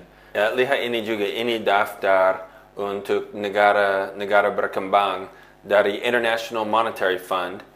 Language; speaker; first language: Indonesian; non-native, fluent; English